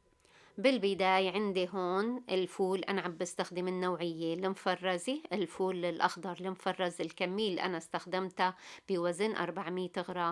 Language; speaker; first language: Arabic; native; Arabic